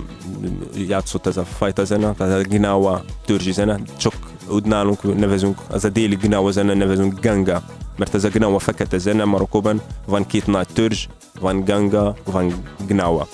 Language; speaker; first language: Hungarian; non-native, learner; Arabic